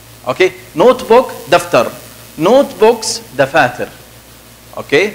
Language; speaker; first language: English; non-native, fluent; Arabic